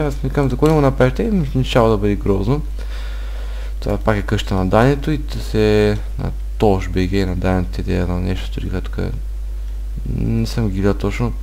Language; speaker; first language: Bulgarian; native; Bulgarian